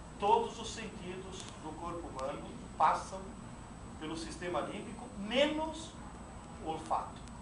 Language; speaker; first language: Portuguese; non-native, fluent; Italian